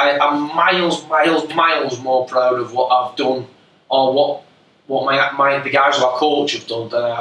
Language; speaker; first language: English; native; English